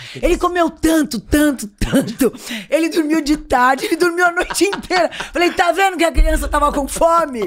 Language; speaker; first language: Portuguese; native; Portuguese